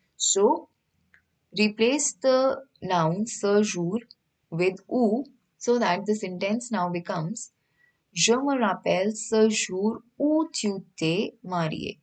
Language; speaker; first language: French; non-native, fluent; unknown